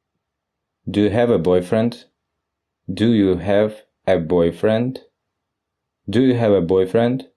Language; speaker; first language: English; non-native, fluent; Russian